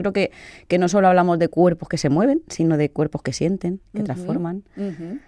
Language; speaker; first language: Spanish; native; Spanish